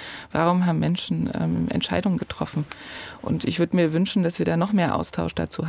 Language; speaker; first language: German; native; German